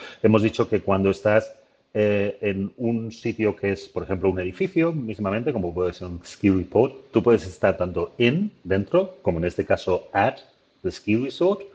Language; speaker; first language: Spanish; native; Spanish